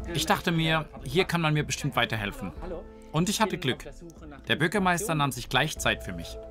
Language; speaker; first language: German; native; German